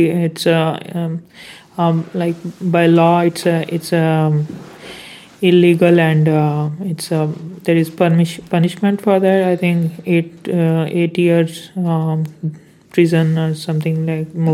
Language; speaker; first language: English; non-native, local second language; Urdu